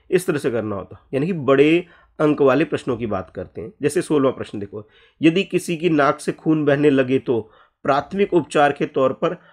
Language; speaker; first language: Hindi; native; Hindi